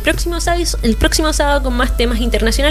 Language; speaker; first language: Spanish; native; Spanish